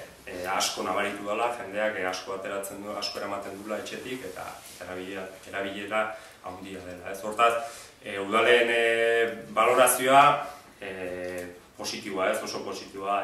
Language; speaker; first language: Basque; native; Basque